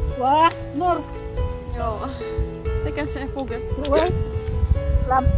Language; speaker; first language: Swedish; non-native, learner; Indonesian